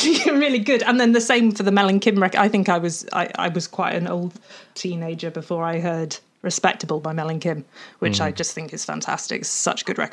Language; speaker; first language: English; native; English